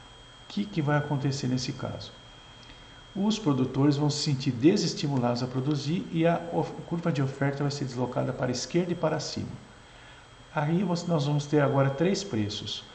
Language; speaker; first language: Portuguese; native; Portuguese